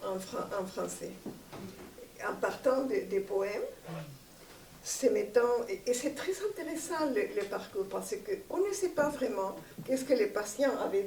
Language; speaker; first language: French; non-native, fluent; Spanish